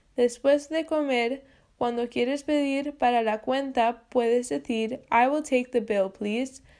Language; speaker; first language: Spanish; non-native, learner; English